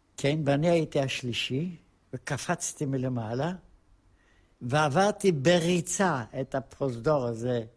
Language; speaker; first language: Hebrew; non-native, fluent; Polish